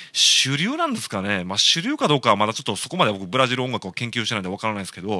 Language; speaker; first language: Japanese; native; Japanese